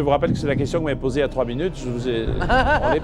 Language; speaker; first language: French; native; French